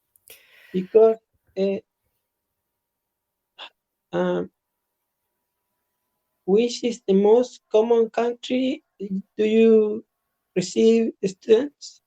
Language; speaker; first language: English; non-native, learner; Spanish